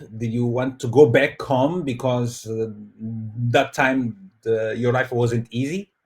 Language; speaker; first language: English; non-native, fluent; Portuguese